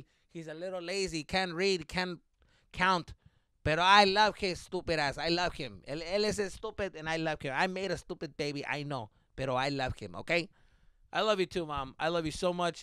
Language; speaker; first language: English; early bilingual, other home language; Spanish